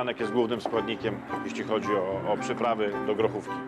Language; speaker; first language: Polish; native; Polish